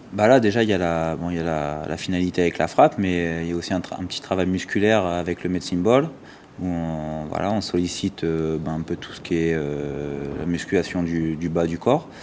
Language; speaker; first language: French; native; French